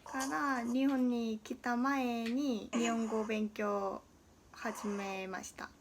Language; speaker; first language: Japanese; non-native, learner; Korean